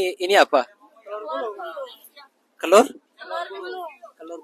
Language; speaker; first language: Indonesian; non-native, learner; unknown